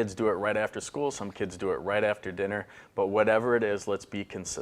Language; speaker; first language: English; native; English